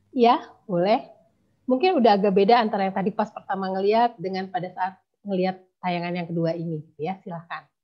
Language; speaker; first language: Indonesian; native; Indonesian